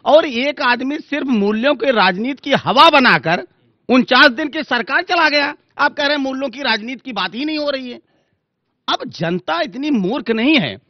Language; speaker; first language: Hindi; native; Hindi